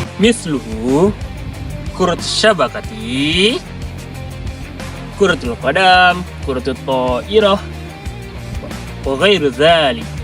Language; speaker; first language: Arabic; non-native, learner; Malay